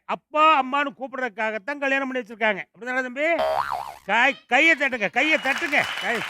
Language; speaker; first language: Tamil; native; Tamil